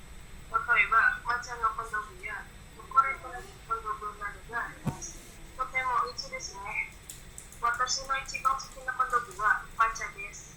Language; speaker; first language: Japanese; non-native, learner; Indonesian